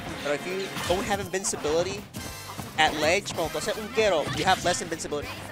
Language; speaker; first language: English; non-native, local second language; Spanish